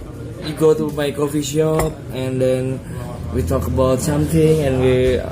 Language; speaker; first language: English; non-native, learner; Indonesian